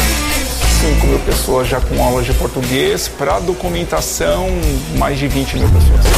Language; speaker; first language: Portuguese; native; Portuguese